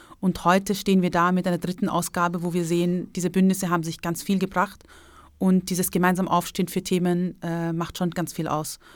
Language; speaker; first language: German; early bilingual, other home language; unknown